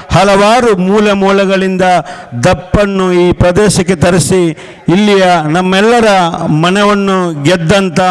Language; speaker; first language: Kannada; non-native, local second language; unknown